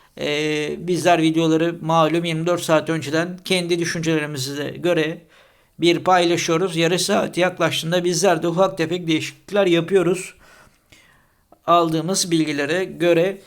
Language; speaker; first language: Turkish; native; Turkish